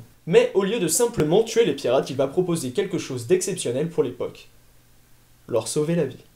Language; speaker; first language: French; native; French